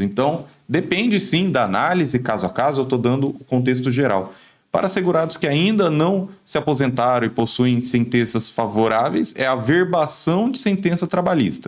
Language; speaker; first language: Portuguese; native; Portuguese